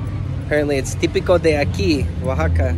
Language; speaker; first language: Spanish; non-native, learner; English